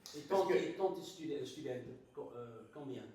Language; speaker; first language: French; non-native, learner; English